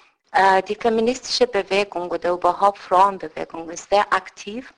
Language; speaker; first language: German; non-native, fluent; Persian